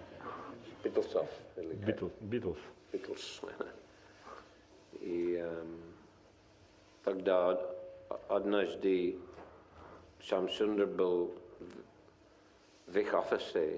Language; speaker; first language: Russian; non-native, fluent; English